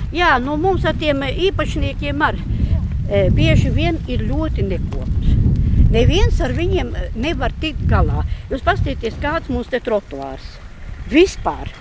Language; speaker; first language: Latvian; non-native, local second language; Russian